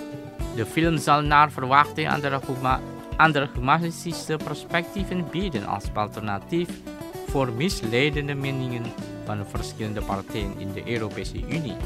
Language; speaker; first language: Dutch; non-native, fluent; Indonesian